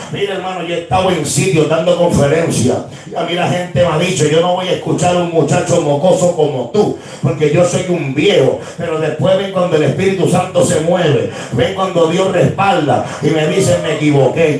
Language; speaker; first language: Spanish; early bilingual, heritage; Spanish